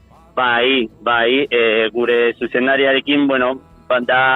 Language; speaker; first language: Basque; non-native, local second language; Spanish